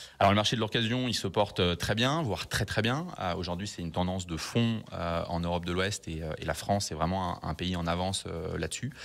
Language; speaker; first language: French; native; French